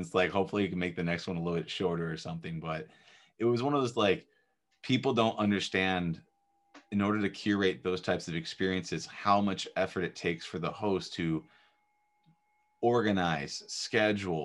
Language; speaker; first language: English; native; English